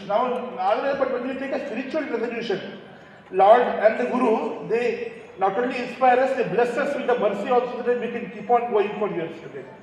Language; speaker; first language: English; non-native, local second language; Kannada